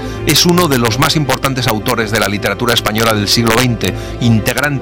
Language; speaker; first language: Spanish; native; Spanish